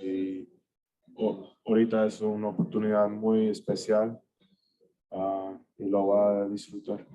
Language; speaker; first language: Spanish; early bilingual, heritage; English